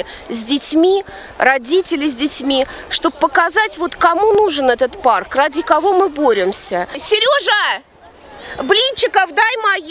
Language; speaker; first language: Russian; native; Russian